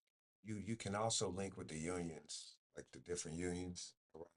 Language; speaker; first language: English; native; English